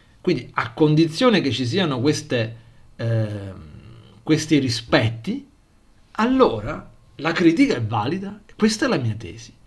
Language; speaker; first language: Italian; native; Italian